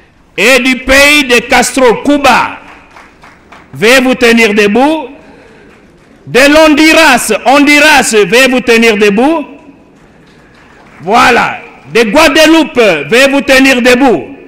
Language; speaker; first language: French; non-native, local second language; Lingala